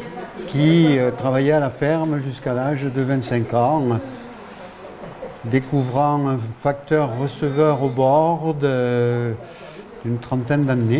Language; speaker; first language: French; native; French